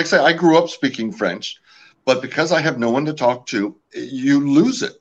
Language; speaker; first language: English; early bilingual, other home language; French